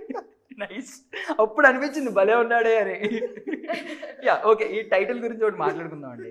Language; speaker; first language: Telugu; native; Telugu